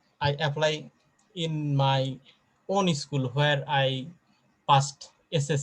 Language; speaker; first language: English; non-native, fluent; Bangla